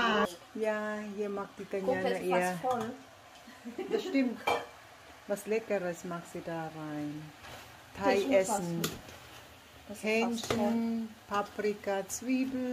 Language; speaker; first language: German; non-native, learner; Filipino